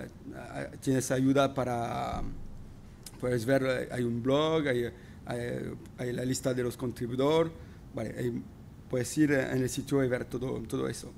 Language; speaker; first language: Spanish; non-native, fluent; French